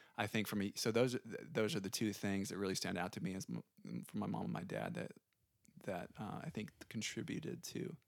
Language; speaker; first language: English; native; English